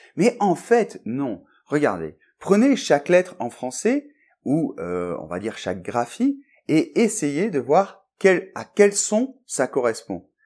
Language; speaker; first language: French; native; French